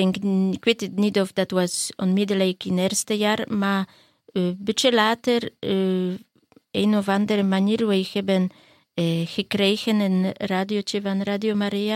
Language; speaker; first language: Dutch; non-native, learner; Polish